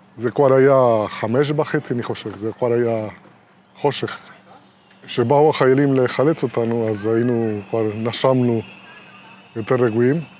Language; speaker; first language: Hebrew; non-native, fluent; Spanish